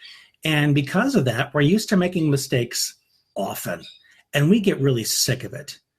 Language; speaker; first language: English; native; English